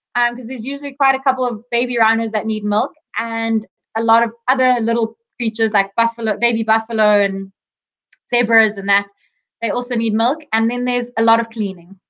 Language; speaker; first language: English; native; English